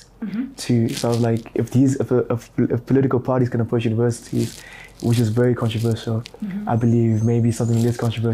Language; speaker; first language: English; non-native, local second language; Shona